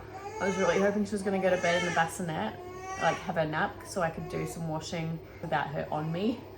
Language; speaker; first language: English; native; English